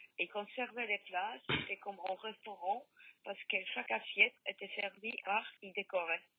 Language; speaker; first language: French; non-native, learner; Polish